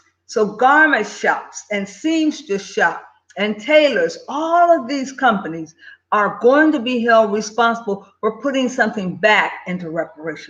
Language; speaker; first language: English; native; English